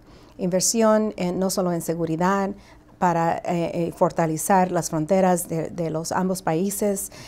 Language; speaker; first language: Spanish; early bilingual, heritage; Spanish